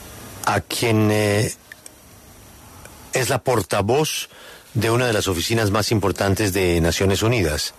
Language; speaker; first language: Spanish; native; Spanish